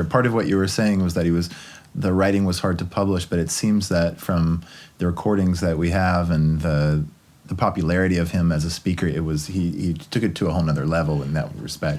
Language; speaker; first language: English; native; English